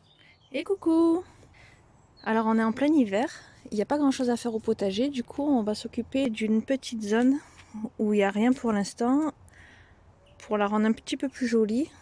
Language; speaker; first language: French; native; French